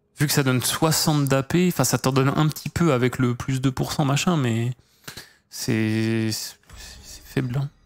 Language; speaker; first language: French; native; French